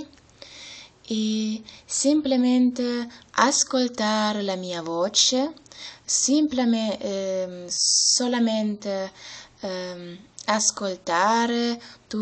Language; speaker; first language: Italian; non-native, learner; German